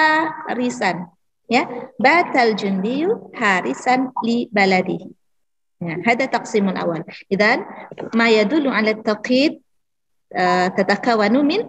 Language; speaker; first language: Arabic; non-native, fluent; Indonesian